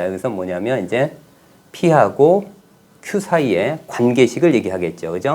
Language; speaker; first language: Korean; native; Korean